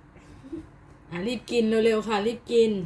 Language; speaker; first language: Thai; native; Thai